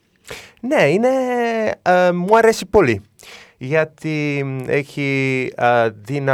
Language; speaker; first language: Greek; non-native, learner; Italian